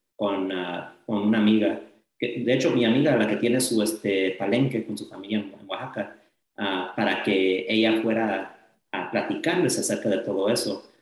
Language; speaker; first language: Spanish; early bilingual, heritage; Spanish